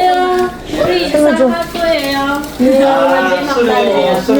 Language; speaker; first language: Korean; non-native, learner; Filipino